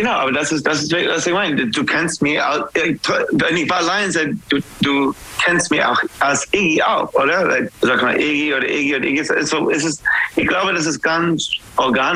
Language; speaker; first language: German; non-native, learner; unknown